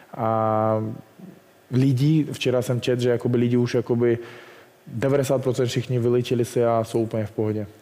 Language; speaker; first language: Czech; non-native, fluent; Russian